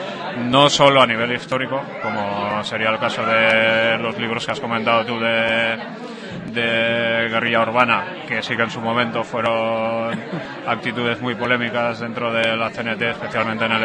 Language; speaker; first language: Spanish; native; Spanish